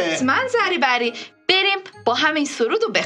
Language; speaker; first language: Persian; native; Persian